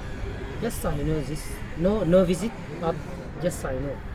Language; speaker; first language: English; non-native, learner; Arabic